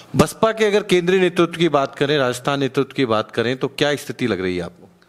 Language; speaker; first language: Hindi; native; Hindi